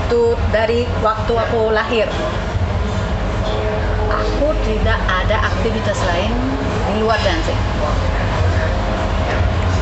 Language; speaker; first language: Indonesian; non-native, fluent; Spanish